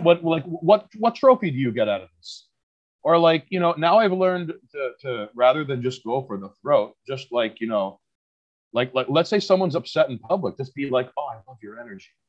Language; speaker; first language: English; early bilingual, other home language; Spanish